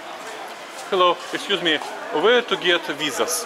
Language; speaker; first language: English; non-native, fluent; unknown